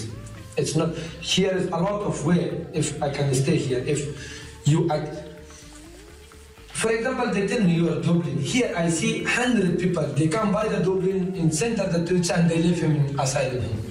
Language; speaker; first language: English; non-native, learner; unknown